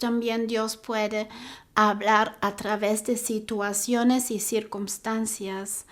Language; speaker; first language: Spanish; non-native, fluent; German